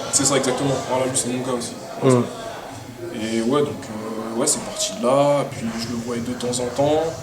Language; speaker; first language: French; native; French